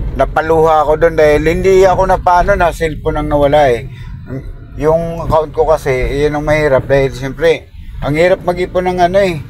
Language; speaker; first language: Filipino; native; Filipino